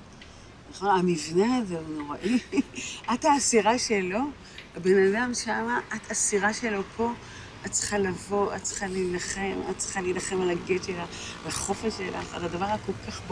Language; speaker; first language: Hebrew; native; Hebrew